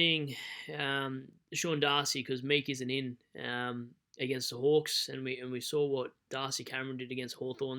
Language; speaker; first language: English; native; English